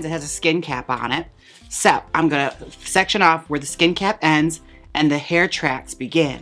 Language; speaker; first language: English; native; English